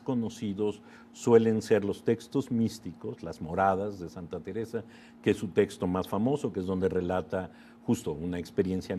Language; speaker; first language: Spanish; native; Spanish